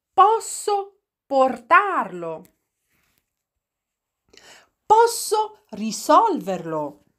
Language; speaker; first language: Italian; non-native, fluent; Arabic